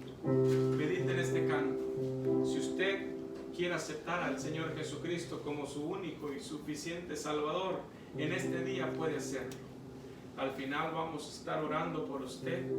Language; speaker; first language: Spanish; native; Spanish